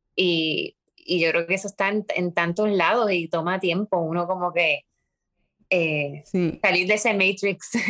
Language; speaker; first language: Spanish; native; Spanish